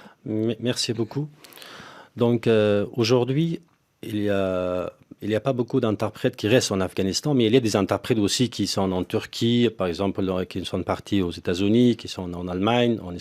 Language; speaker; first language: French; non-native, fluent; Persian